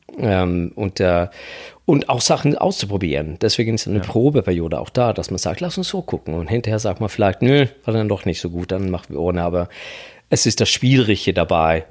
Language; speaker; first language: German; non-native, fluent; Swedish